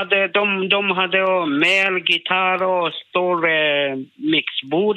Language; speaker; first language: Swedish; non-native, learner; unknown